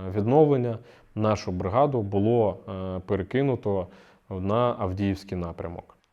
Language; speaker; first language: Ukrainian; native; Ukrainian